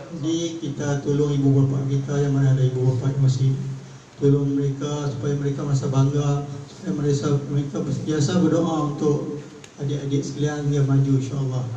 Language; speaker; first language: Malay; native; Malay